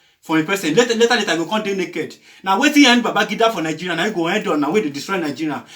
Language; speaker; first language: Nigerian Pidgin; non-native, local second language; Yoruba